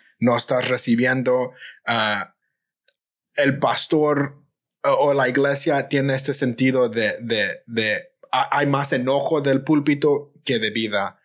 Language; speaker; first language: Spanish; early bilingual, heritage; Spanish